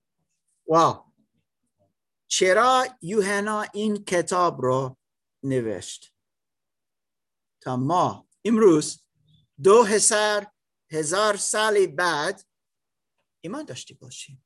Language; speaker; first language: Persian; non-native, learner; German